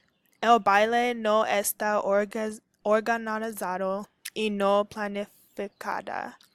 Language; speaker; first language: Spanish; non-native, learner; English